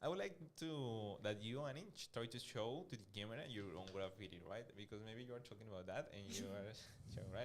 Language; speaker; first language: English; non-native, fluent; Spanish